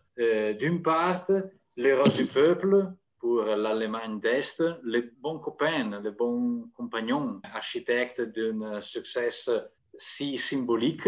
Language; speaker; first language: French; non-native, fluent; Italian